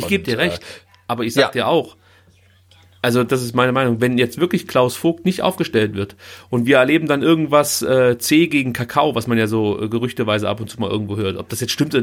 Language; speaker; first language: German; native; German